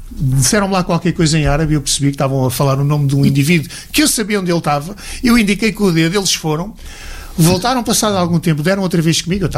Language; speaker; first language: Portuguese; native; Portuguese